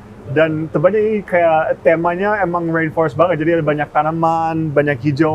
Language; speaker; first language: Indonesian; early bilingual, heritage; English